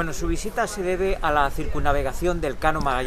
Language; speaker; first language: Spanish; native; Spanish